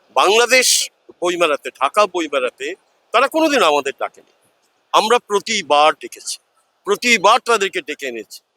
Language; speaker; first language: Bangla; native; Bangla